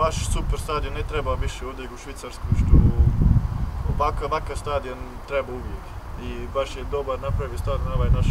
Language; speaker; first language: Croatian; early bilingual, heritage; Bosnian